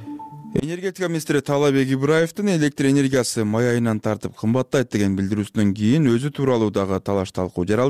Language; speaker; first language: Kyrgyz; native; Kyrgyz